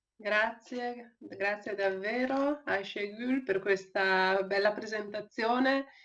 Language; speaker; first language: Italian; native; Italian